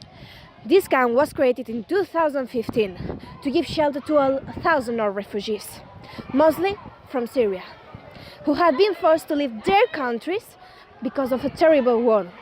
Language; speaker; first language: English; non-native, learner; Catalan